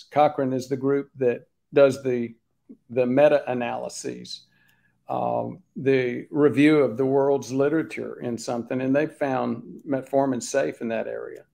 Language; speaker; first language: English; native; English